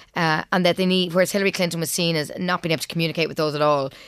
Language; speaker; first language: English; native; English